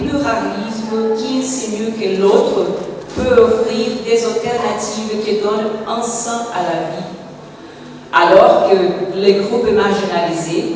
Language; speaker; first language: French; non-native, fluent; Portuguese